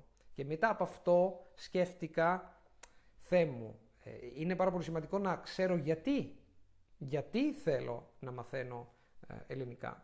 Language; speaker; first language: Greek; non-native, fluent; Italian